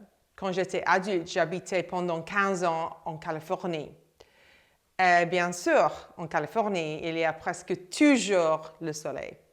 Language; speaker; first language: French; non-native, fluent; English